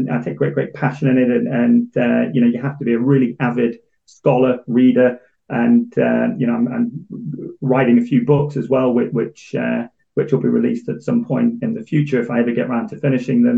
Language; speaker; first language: English; native; English